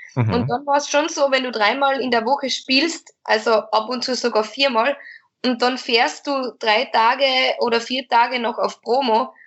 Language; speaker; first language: German; native; German